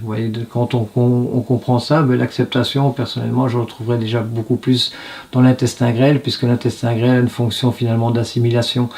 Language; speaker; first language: French; native; French